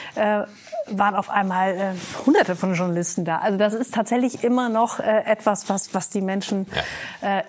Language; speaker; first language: German; native; German